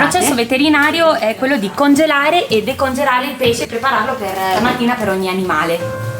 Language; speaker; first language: Italian; native; Italian